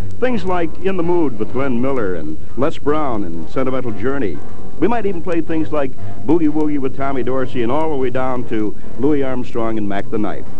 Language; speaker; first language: English; native; English